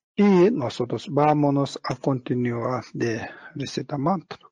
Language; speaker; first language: Spanish; non-native, learner; Tibetan